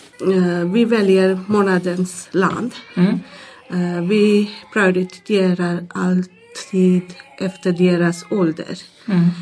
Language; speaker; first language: Swedish; non-native, learner; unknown